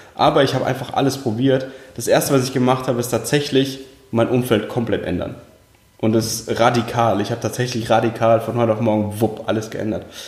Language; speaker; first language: German; early bilingual, other home language; Russian